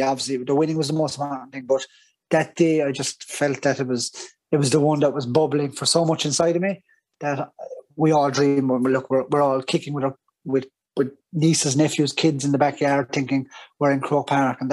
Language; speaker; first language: English; native; English